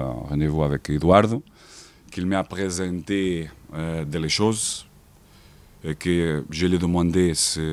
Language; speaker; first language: French; non-native, fluent; Portuguese